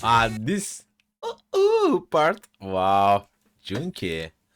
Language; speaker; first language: English; non-native, learner; Turkish